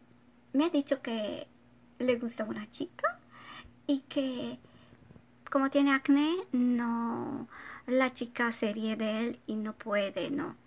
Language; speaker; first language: Spanish; non-native, fluent; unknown